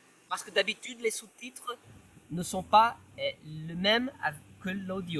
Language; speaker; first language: French; non-native, fluent; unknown